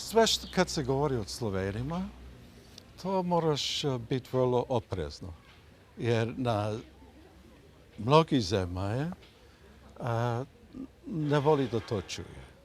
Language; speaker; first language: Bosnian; early bilingual, heritage; Bosnian